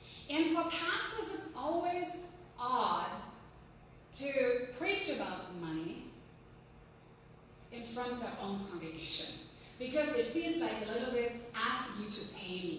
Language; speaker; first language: English; non-native, fluent; German